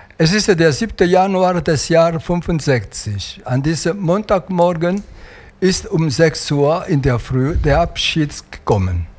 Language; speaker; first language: German; non-native, fluent; Italian